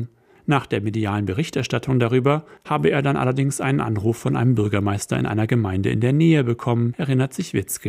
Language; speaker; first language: German; native; German